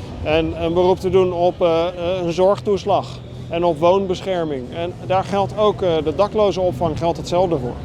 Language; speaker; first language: Dutch; native; Dutch